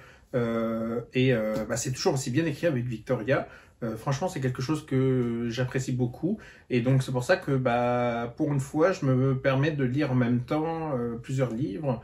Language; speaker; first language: French; native; French